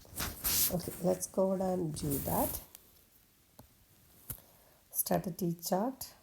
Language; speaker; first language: English; non-native, local second language; Malayalam